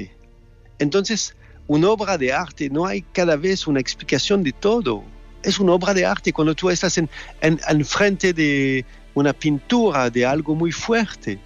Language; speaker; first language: Spanish; non-native, learner; French